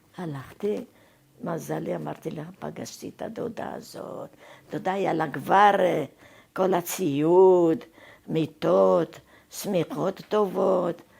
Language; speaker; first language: Hebrew; non-native, fluent; Arabic